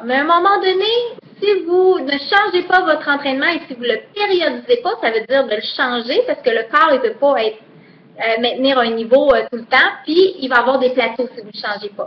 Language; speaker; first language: French; native; French